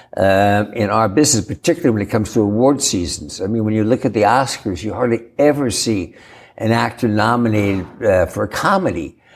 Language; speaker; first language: English; native; English